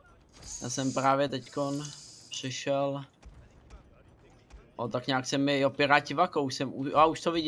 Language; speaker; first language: Czech; native; Czech